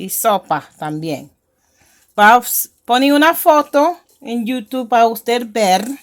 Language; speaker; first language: Spanish; non-native, learner; English